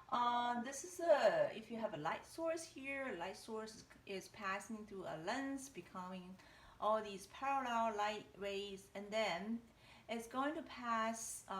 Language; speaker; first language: English; non-native, fluent; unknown